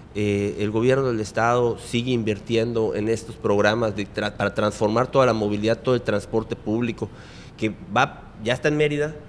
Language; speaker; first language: Spanish; native; Spanish